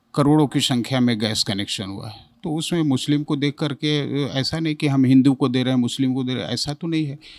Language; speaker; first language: Hindi; native; Hindi